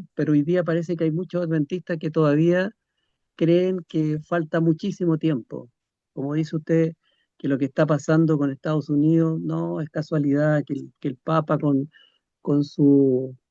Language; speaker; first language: Spanish; native; Spanish